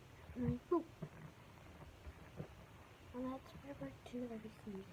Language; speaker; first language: English; native; English